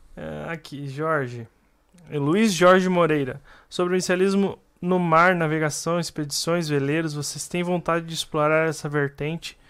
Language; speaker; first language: Portuguese; native; Portuguese